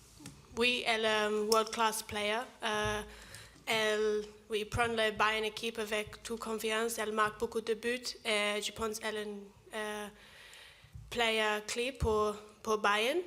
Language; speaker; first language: French; non-native, learner; English